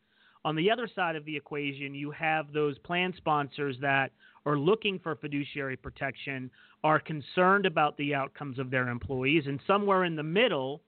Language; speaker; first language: English; native; English